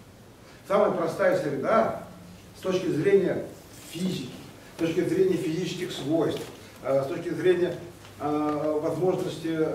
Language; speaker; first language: Russian; native; Russian